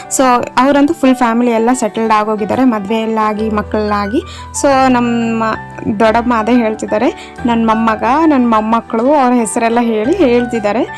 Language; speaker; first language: Kannada; non-native, local second language; Telugu